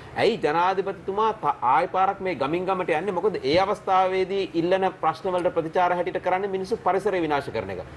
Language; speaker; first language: Sinhala; native; Sinhala